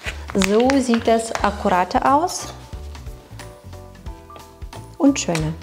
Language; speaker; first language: German; non-native, fluent; Russian